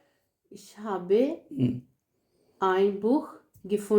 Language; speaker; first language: German; non-native, learner; Hindi